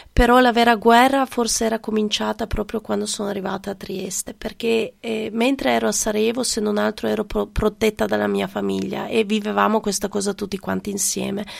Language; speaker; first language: Italian; non-native, fluent; Serbian